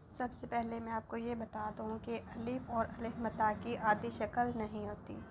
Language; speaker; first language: Urdu; native; Urdu